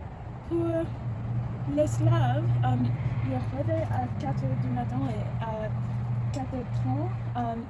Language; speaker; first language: French; non-native, learner; English